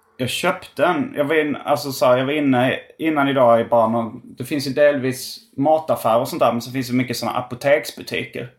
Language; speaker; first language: Swedish; native; Swedish